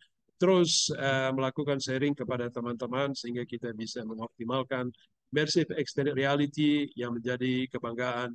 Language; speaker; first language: Indonesian; native; Indonesian